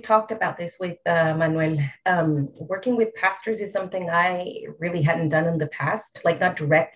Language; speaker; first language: English; non-native, fluent; Spanish